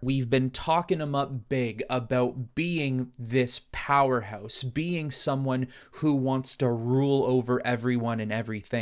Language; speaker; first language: English; native; English